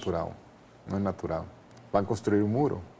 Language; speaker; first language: Portuguese; non-native, fluent; Spanish